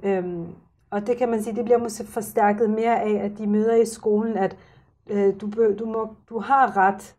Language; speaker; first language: Danish; early bilingual, other home language; Arabic